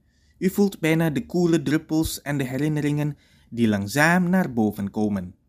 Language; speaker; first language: Dutch; non-native, fluent; Indonesian